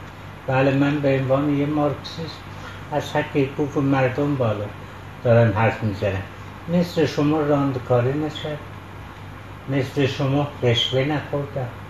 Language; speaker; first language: Persian; non-native, local second language; Central Kurdish